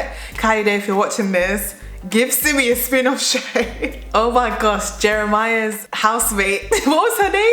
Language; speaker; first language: English; native; English